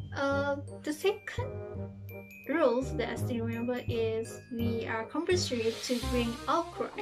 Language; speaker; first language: English; non-native, local second language; Malay